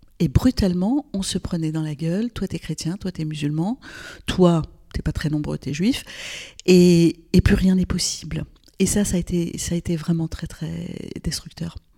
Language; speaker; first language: French; non-native, local second language; Arabic